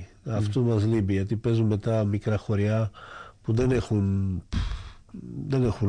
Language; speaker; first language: Greek; non-native, fluent; Slovak